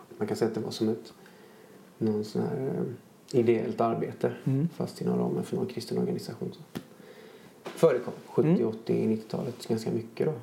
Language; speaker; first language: Swedish; native; Swedish